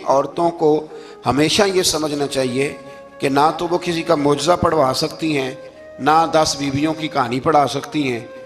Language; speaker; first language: Urdu; non-native, local second language; Punjabi